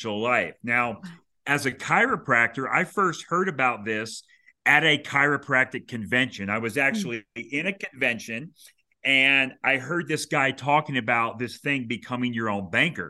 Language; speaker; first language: English; native; English